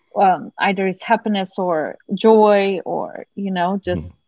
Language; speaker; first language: English; non-native, fluent; Macedonian